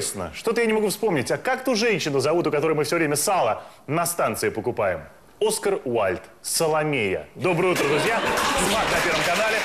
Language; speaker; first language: Russian; native; Russian